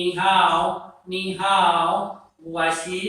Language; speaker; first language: Chinese; non-native, learner; Urdu